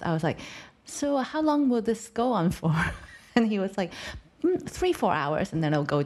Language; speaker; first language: English; non-native, local second language; Cantonese